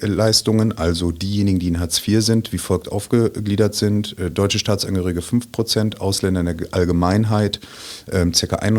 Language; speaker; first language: German; native; German